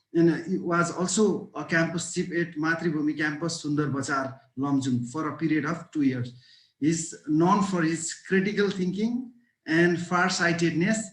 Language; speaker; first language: English; non-native, local second language; Nepali